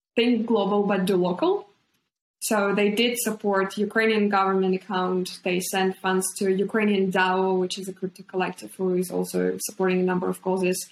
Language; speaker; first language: English; non-native, fluent; Ukrainian